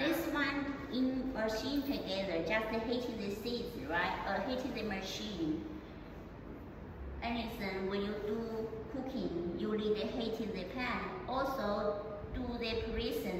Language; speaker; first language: English; non-native, learner; Chinese